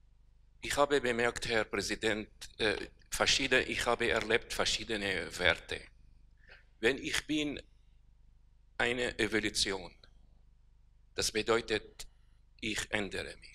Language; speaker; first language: German; non-native, learner; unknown